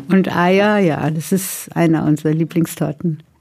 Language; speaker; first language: German; native; German